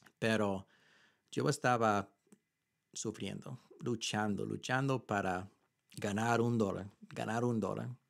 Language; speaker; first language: Spanish; early bilingual, heritage; Spanish